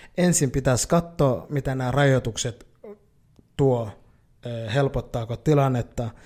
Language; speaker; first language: Finnish; early bilingual, other home language; Somali